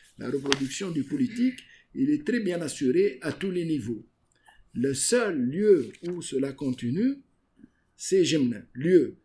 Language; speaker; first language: French; non-native, local second language; Arabic